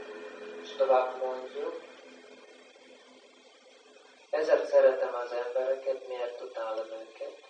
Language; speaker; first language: Hungarian; non-native, learner; Russian